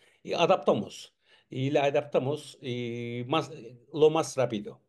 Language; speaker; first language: Spanish; non-native, learner; Turkish